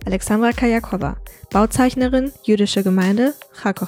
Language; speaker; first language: German; native; German